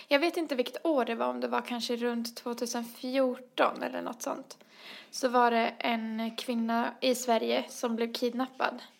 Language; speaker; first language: Swedish; native; Swedish